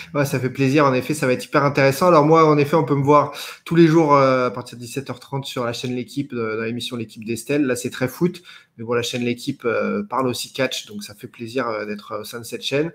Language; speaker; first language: French; native; French